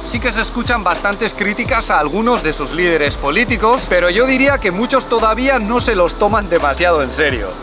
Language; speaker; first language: Spanish; native; Spanish